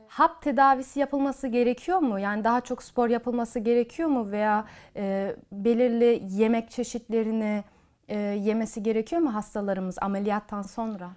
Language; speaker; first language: Turkish; early bilingual, heritage; Turkish